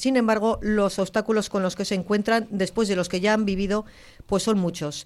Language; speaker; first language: Spanish; native; Spanish